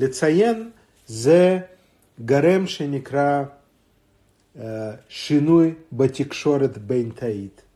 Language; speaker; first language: Hebrew; non-native, fluent; Russian